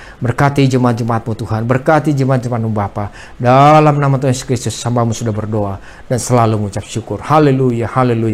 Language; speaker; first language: Indonesian; native; Indonesian